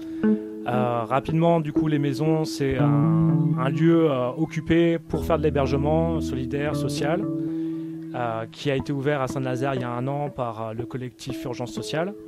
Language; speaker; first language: French; native; French